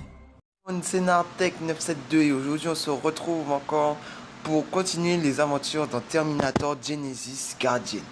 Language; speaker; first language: French; native; French